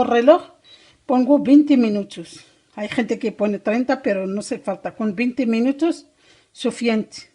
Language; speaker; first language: Spanish; non-native, learner; Arabic